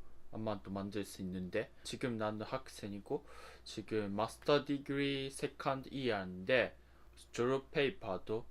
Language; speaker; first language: Korean; non-native, learner; Japanese